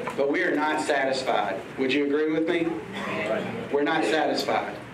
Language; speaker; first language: English; native; English